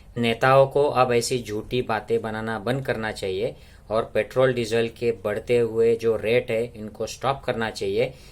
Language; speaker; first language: Hindi; non-native, local second language; Marathi